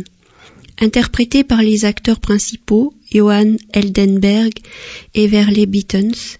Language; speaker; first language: French; native; French